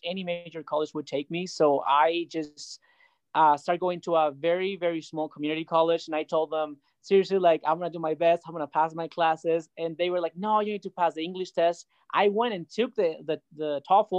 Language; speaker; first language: English; non-native, fluent; Spanish